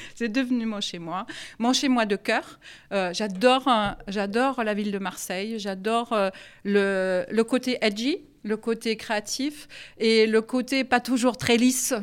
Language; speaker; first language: French; non-native, fluent; German